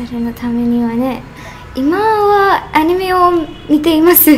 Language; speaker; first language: Japanese; non-native, learner; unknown